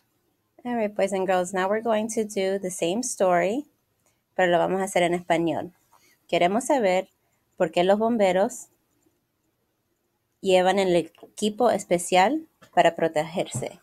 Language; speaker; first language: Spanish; non-native, fluent; English